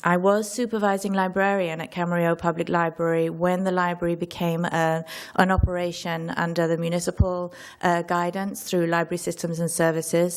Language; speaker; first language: English; native; English